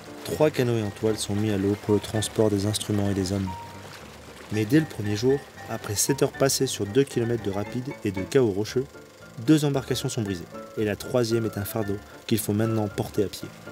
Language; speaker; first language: French; native; French